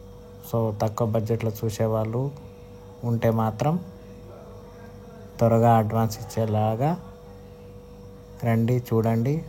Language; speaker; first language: Telugu; native; Telugu